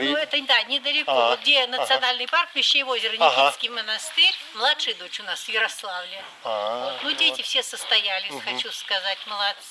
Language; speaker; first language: Russian; native; Russian